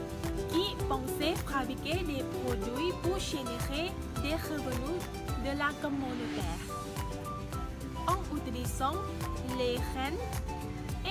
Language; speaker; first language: French; non-native, learner; Thai